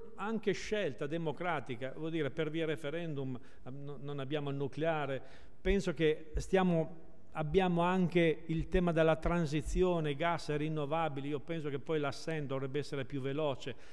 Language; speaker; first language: Italian; native; Italian